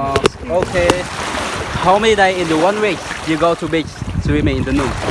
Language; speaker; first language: English; non-native, learner; Vietnamese